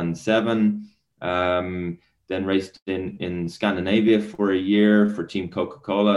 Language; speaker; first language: English; native; English